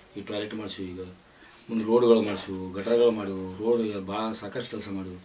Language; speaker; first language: Kannada; non-native, local second language; Urdu